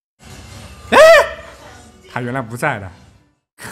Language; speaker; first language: Chinese; native; Chinese